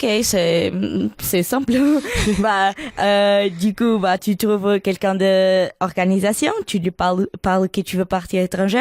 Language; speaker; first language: French; non-native, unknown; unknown